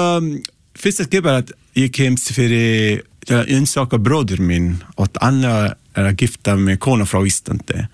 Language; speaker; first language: Icelandic; non-native, learner; Italian